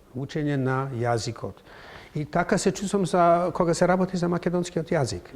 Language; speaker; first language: Macedonian; non-native, fluent; English